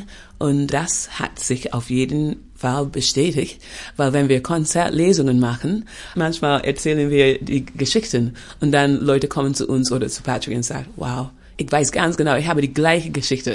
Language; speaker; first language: German; non-native, fluent; English